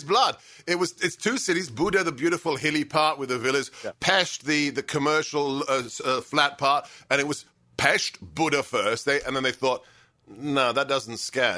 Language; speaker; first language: English; native; English